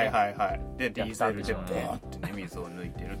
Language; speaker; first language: Japanese; native; Japanese